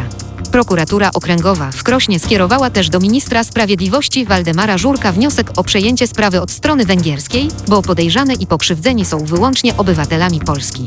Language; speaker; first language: Polish; native; Polish